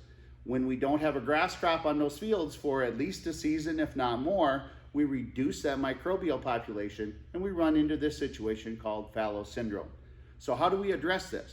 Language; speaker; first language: English; native; English